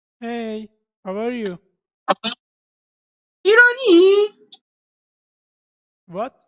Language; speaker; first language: English; non-native, learner; Nepali